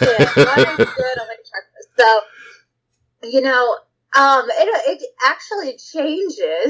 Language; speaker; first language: English; native; English